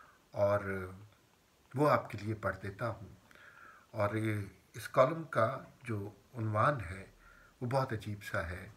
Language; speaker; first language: Urdu; native; Urdu